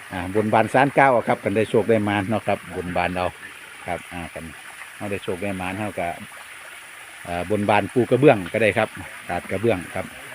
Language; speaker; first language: Thai; native; Thai